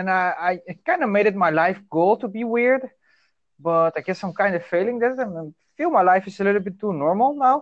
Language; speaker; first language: English; non-native, fluent; Dutch